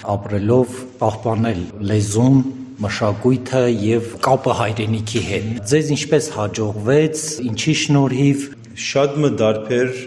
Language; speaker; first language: Armenian; native; Armenian